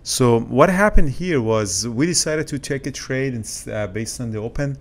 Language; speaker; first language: English; native; English